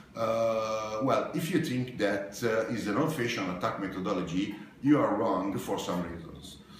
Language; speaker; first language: English; non-native, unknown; Italian